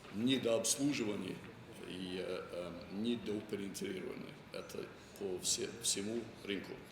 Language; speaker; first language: Russian; non-native, fluent; English